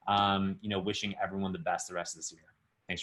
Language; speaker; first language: English; native; English